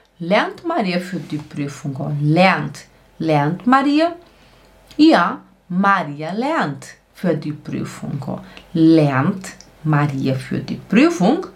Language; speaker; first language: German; non-native, fluent; Portuguese